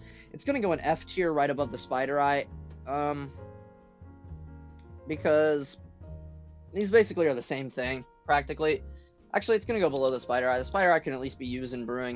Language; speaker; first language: English; native; English